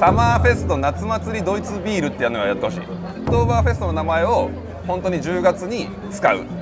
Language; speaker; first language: Japanese; native; Japanese